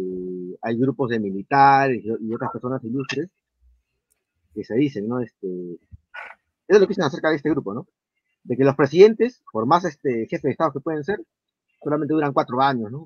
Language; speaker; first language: Spanish; native; Spanish